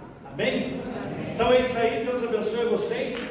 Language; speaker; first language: Portuguese; native; Portuguese